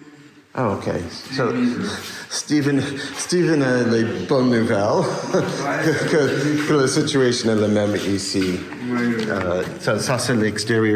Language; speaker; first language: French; non-native, learner; English